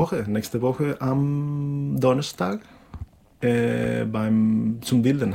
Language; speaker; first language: German; non-native, fluent; Spanish